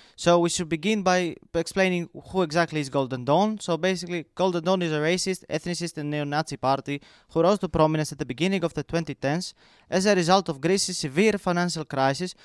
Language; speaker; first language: English; non-native, fluent; Greek